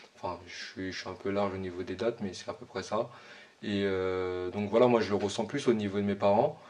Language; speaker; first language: French; early bilingual, other home language; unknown